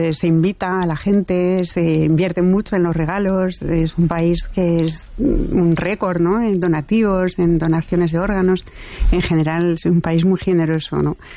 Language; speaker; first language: Spanish; non-native, fluent; French